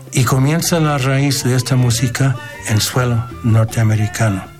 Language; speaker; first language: Spanish; non-native, fluent; English